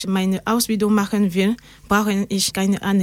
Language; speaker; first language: German; non-native, learner; French